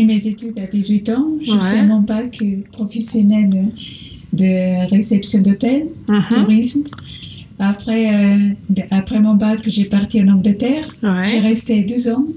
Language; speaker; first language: French; non-native, learner; Portuguese